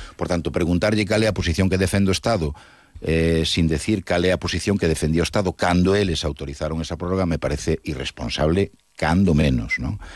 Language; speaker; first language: Galician; non-native, local second language; Spanish